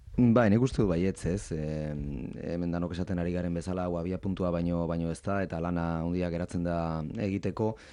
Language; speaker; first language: Basque; native; Basque